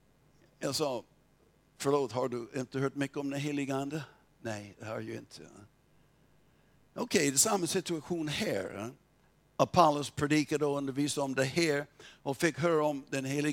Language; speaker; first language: Swedish; non-native, fluent; English